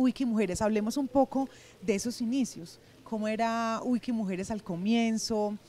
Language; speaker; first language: Spanish; native; Spanish